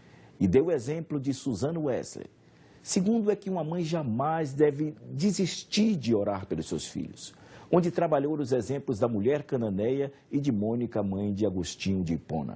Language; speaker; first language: Portuguese; native; Portuguese